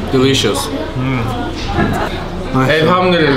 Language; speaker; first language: English; non-native, learner; Turkish